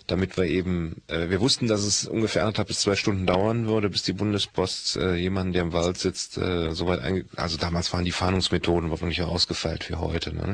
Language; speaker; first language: German; native; German